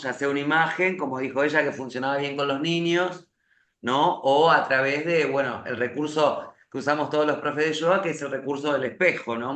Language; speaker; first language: Spanish; native; Spanish